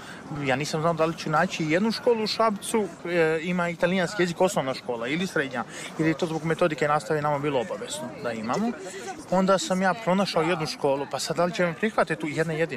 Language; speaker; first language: Serbian; native; Serbian